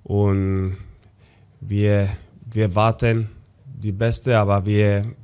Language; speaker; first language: German; non-native, learner; Spanish